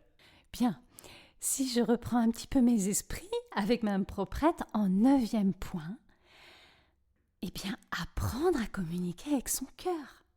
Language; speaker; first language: French; native; French